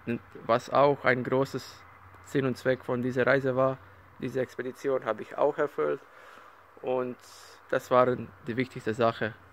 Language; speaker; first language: German; non-native, learner; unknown